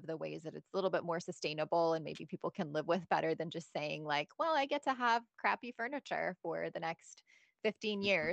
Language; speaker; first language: English; non-native, fluent; Bosnian